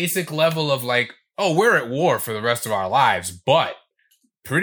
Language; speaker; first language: English; native; English